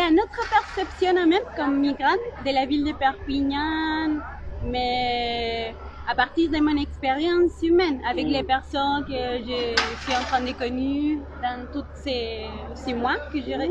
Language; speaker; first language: French; non-native, learner; Spanish